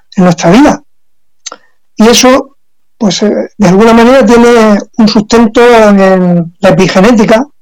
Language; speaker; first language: Spanish; native; Spanish